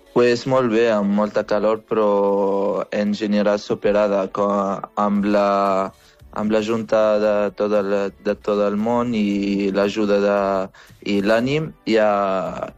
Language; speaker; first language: Catalan; non-native, fluent; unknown